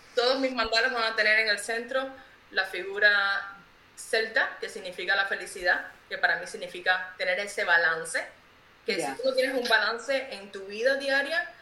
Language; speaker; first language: Spanish; native; Spanish